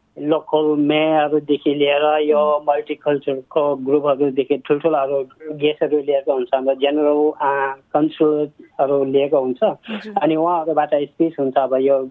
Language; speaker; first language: Nepali; non-native, local second language; Sherpa